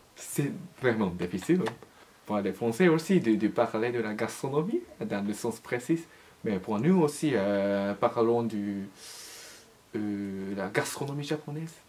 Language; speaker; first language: French; non-native, learner; Japanese